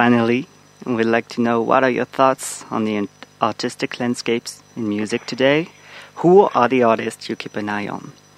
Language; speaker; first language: English; non-native, fluent; French